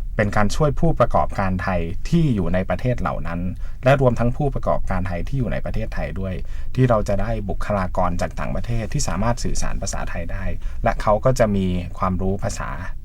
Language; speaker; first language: Thai; native; Thai